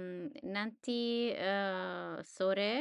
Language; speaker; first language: Indonesian; non-native, learner; English